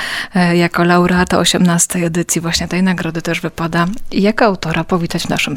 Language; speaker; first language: Polish; native; Polish